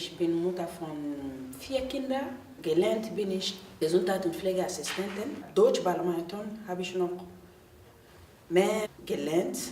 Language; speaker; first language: German; non-native, learner; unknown